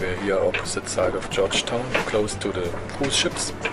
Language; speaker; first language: English; non-native, fluent; German